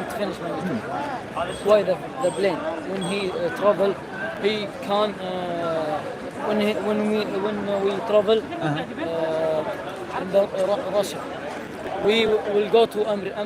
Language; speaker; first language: English; non-native, learner; Arabic